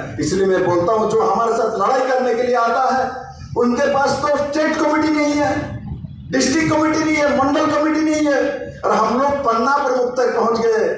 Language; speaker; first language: Hindi; non-native, local second language; Bangla